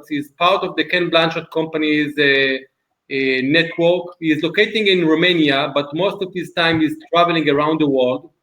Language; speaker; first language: English; non-native, fluent; Hebrew